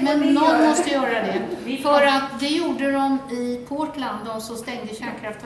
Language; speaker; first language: Swedish; non-native, fluent; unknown